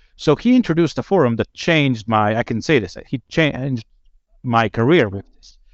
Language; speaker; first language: English; non-native, fluent; Slovenian